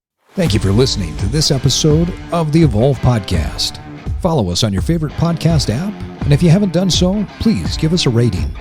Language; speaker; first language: English; native; English